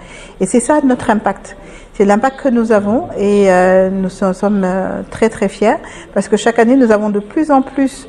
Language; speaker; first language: French; non-native, local second language; Wolof